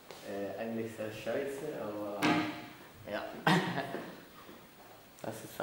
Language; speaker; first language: German; non-native, learner; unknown